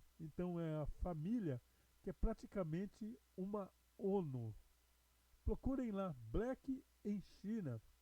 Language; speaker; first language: Portuguese; native; Portuguese